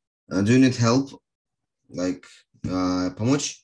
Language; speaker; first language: English; non-native, fluent; Russian